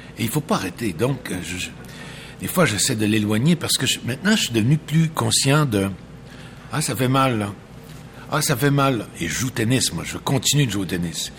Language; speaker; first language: French; native; French